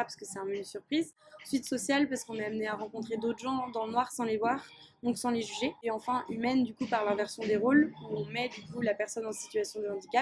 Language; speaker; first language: French; native; French